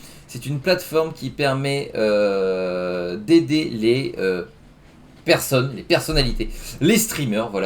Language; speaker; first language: French; native; French